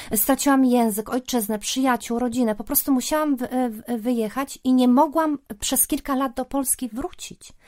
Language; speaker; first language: Polish; native; Polish